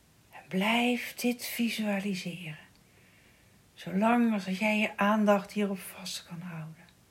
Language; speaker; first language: Dutch; native; Dutch